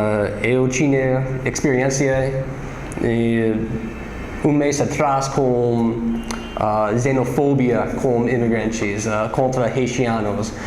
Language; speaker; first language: Portuguese; non-native, learner; English